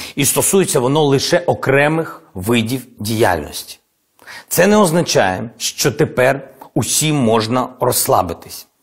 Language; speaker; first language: Ukrainian; non-native, local second language; Russian